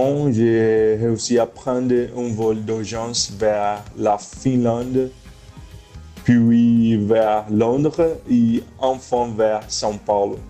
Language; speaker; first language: French; non-native, fluent; Portuguese